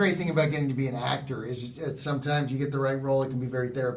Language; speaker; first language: English; native; English